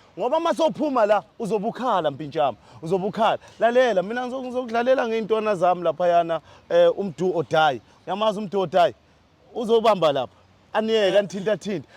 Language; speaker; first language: Zulu; native; Zulu